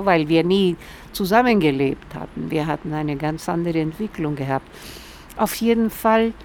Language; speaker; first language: German; non-native, fluent; Spanish